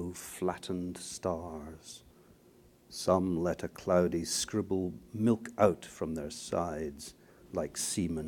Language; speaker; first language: English; native; English